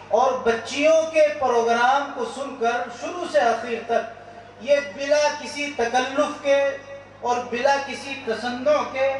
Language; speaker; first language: Urdu; native; Urdu